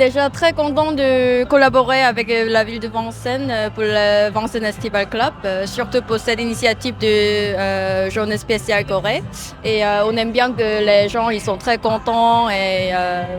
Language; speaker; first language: French; non-native, fluent; Korean